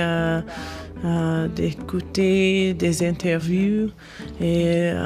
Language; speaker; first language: French; non-native, learner; English